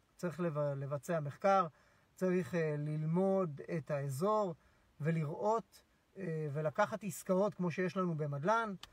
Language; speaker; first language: Hebrew; native; Hebrew